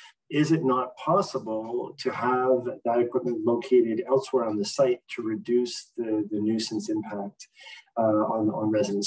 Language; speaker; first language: English; native; English